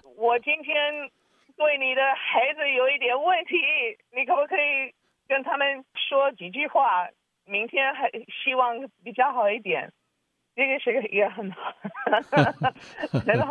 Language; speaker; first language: Chinese; early bilingual, heritage; Chinese